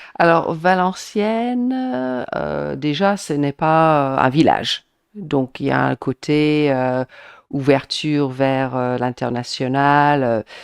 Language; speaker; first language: French; non-native, fluent; English